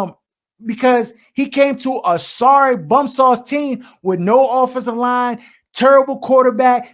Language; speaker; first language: English; native; English